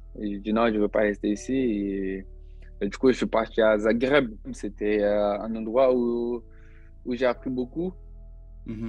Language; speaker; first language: French; non-native, learner; Portuguese